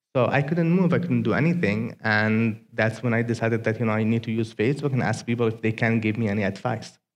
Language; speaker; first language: English; non-native, fluent; Arabic